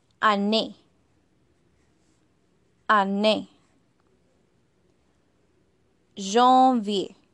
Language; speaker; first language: French; non-native, fluent; Spanish